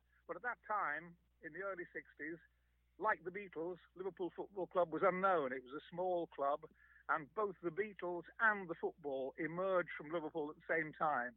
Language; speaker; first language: English; native; English